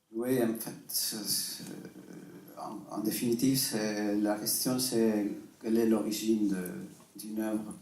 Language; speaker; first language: French; non-native, fluent; Spanish